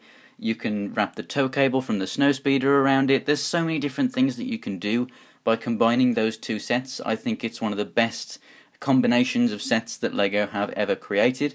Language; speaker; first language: English; native; English